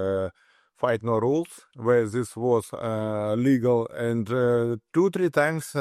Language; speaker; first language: English; non-native, learner; Russian